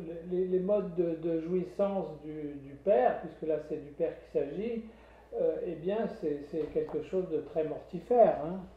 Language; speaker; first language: French; native; French